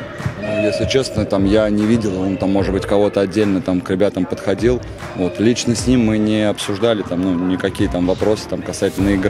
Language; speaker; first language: Russian; native; Russian